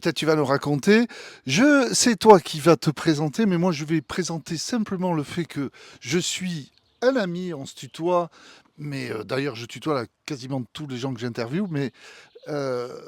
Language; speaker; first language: French; native; French